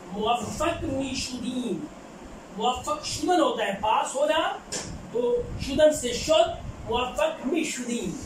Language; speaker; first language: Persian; non-native, fluent; Urdu